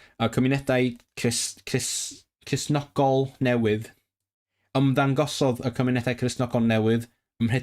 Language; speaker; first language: Welsh; non-native, learner; Cantonese